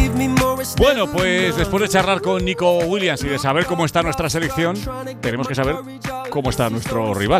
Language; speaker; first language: Spanish; native; Spanish